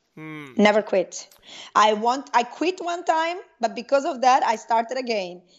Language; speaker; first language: English; non-native, fluent; Italian